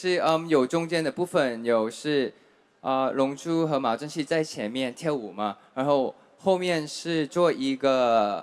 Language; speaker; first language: Chinese; non-native, learner; Thai